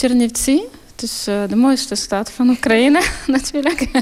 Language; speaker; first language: Dutch; non-native, fluent; Ukrainian